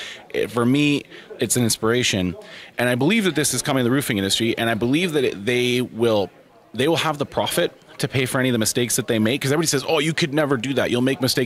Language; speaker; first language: English; native; English